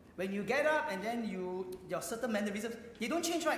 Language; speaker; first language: English; non-native, local second language; Chinese